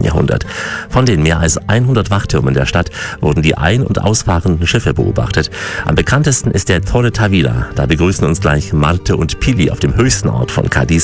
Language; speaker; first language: German; native; German